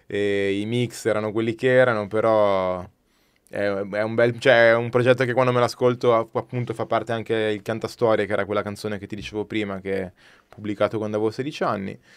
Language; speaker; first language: Italian; native; Italian